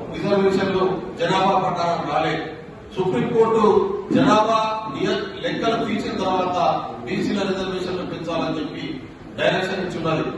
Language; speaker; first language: Telugu; non-native, local second language; Lambadi